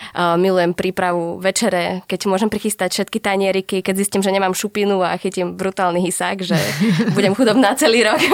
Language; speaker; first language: Slovak; native; Slovak